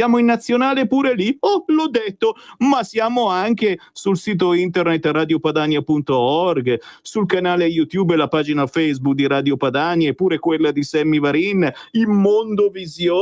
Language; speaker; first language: Italian; native; Italian